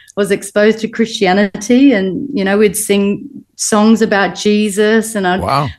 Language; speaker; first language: English; native; English